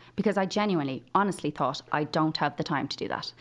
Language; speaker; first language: English; native; English